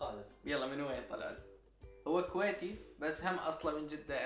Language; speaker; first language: Arabic; native; Arabic